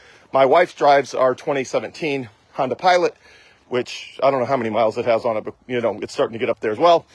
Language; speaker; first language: English; native; English